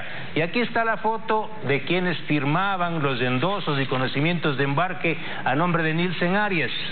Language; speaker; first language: Spanish; native; Spanish